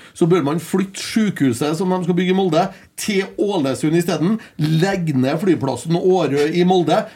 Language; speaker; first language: Norwegian; native; Norwegian